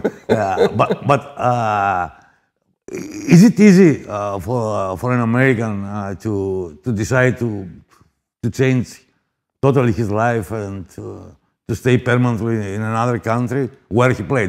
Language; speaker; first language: English; non-native, fluent; Greek